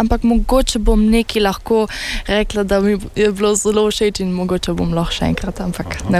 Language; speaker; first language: Slovenian; early bilingual, heritage; Slovenian